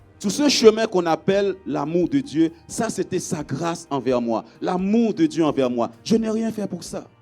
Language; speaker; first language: French; non-native, local second language; Haitian Creole